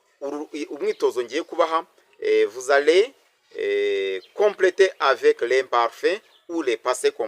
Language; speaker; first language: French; non-native, local second language; Kinyarwanda